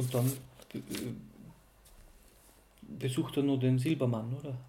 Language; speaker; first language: German; native; German